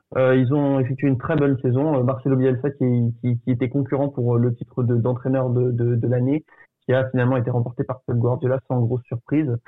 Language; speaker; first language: French; early bilingual, other home language; Portuguese